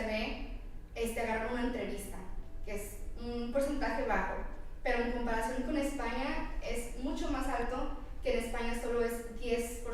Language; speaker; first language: Spanish; non-native, fluent; English